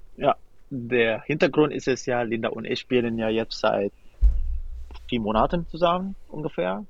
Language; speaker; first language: German; non-native, fluent; Indonesian